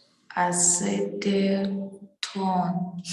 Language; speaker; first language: French; non-native, learner; Portuguese